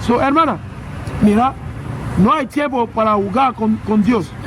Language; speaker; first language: Spanish; non-native, learner; English